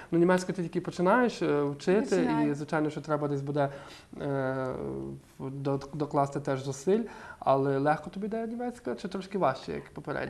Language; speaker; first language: Ukrainian; native; Ukrainian